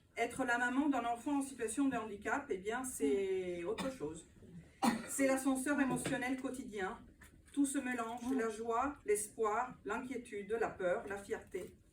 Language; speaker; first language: French; non-native, fluent; Italian